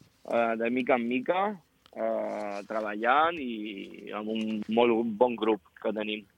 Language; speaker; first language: Catalan; non-native, local second language; Spanish